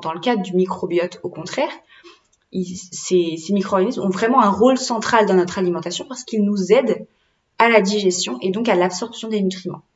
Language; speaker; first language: French; native; French